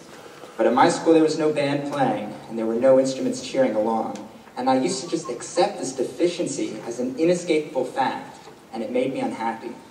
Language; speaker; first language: English; native; English